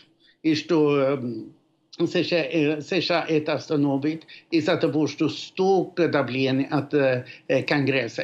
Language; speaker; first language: Russian; non-native, fluent; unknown